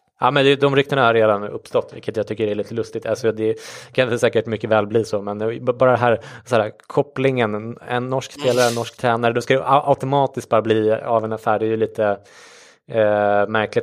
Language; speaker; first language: Swedish; native; Swedish